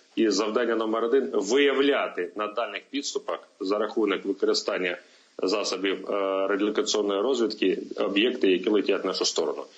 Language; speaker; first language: Ukrainian; native; Ukrainian